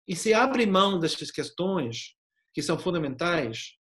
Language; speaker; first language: Portuguese; non-native, fluent; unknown